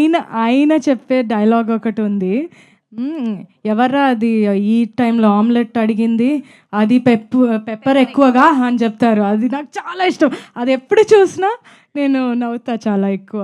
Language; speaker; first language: Telugu; non-native, fluent; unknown